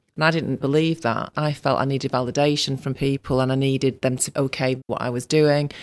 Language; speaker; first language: English; native; English